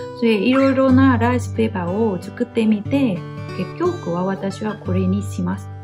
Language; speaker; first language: Japanese; non-native, fluent; Vietnamese